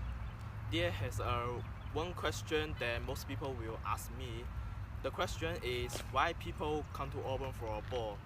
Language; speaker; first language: English; non-native, learner; Chinese